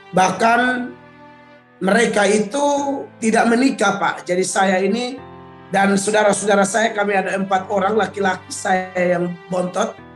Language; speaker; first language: Indonesian; native; Indonesian